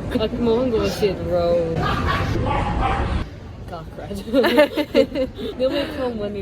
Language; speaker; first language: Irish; non-native, learner; English